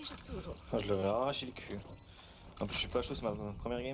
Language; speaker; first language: French; native; French